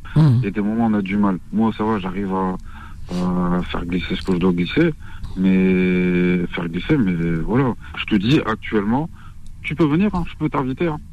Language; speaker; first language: French; early bilingual, other home language; Arabic